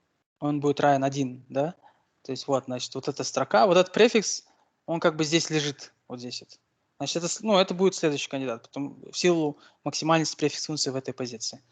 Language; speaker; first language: Russian; native; Russian